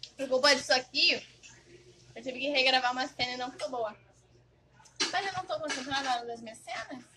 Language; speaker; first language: Portuguese; native; Portuguese